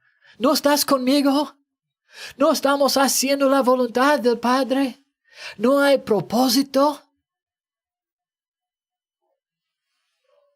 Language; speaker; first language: Spanish; non-native, fluent; English